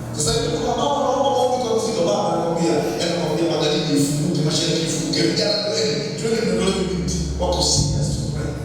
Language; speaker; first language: Swahili; non-native, local second language; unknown